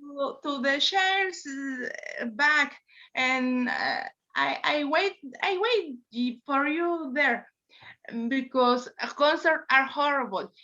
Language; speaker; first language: English; non-native, learner; Spanish